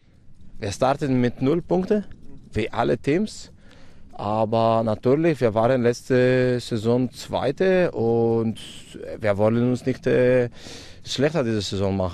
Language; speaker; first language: German; non-native, fluent; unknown